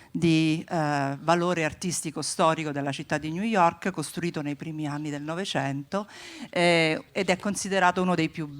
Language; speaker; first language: Italian; native; Italian